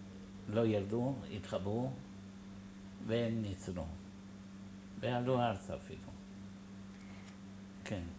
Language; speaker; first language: Hebrew; non-native, fluent; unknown